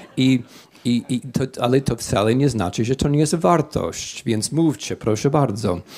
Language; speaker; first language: Polish; non-native, fluent; English